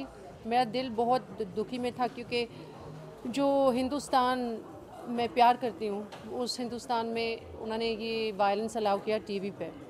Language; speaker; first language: Hindi; early bilingual, heritage; English